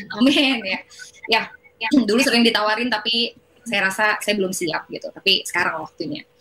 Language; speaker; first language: Indonesian; native; Indonesian